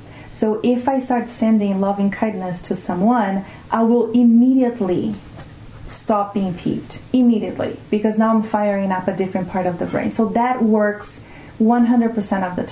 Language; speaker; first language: English; non-native, fluent; Portuguese